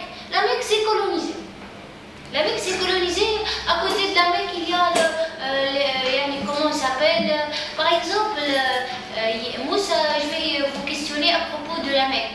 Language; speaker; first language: French; non-native, learner; Arabic